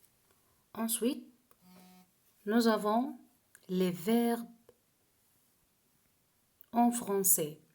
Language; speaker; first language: French; non-native, fluent; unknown